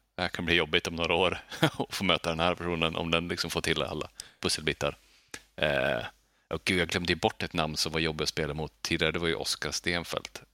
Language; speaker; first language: Swedish; native; Swedish